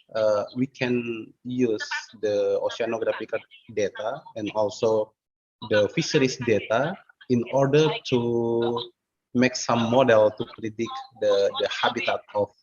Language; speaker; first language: English; non-native, fluent; Indonesian